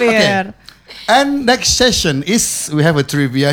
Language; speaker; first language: English; non-native, learner; Indonesian